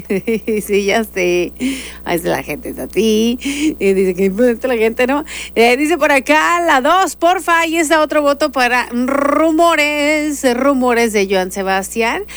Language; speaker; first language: Spanish; native; Spanish